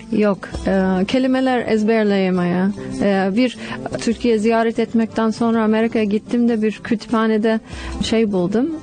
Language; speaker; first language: Turkish; non-native, fluent; English